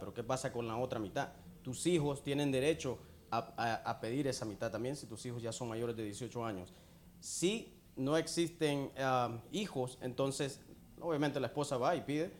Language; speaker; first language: Spanish; native; Spanish